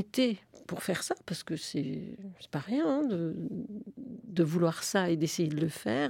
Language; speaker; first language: French; native; French